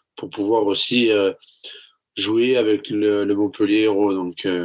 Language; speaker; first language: French; native; French